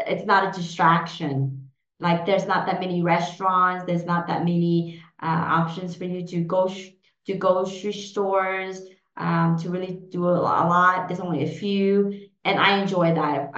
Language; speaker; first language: English; early bilingual, other home language; Vietnamese